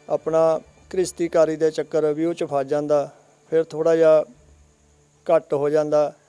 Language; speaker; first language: Punjabi; native; Punjabi